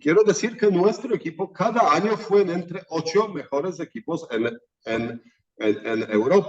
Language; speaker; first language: Spanish; non-native, fluent; Polish